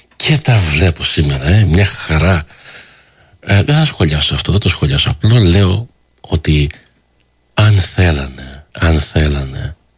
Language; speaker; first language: Greek; early bilingual, heritage; Greek